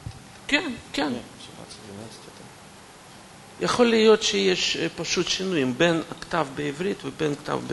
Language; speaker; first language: Hebrew; non-native, fluent; Russian